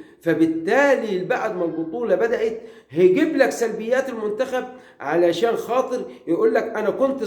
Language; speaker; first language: Arabic; native; Arabic